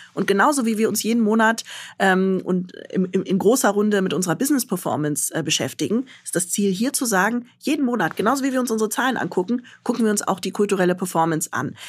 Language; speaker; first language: German; early bilingual, other home language; Arabic